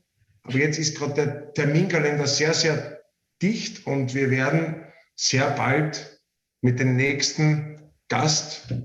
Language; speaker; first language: German; native; German